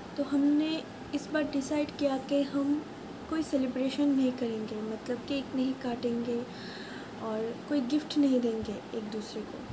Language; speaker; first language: Hindi; non-native, local second language; Bangla